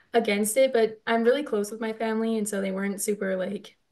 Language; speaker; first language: English; native; English